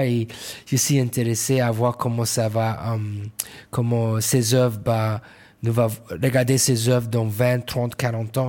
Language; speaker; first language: French; non-native, learner; English